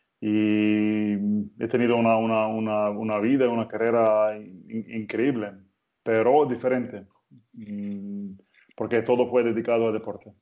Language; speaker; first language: Spanish; non-native, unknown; Slovenian